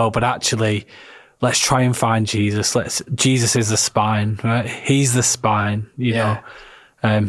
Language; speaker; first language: English; native; English